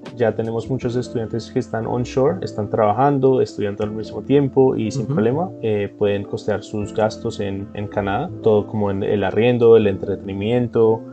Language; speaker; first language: Spanish; early bilingual, heritage; Spanish